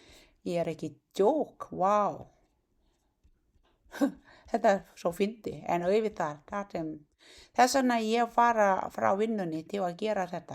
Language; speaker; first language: Icelandic; non-native, learner; Thai